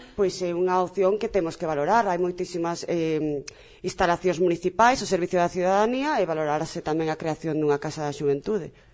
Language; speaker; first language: Galician; non-native, local second language; Spanish